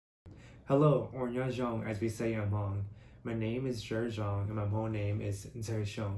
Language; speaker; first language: English; early bilingual, other home language; Hmong